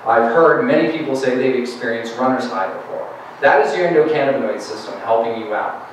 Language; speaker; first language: English; native; English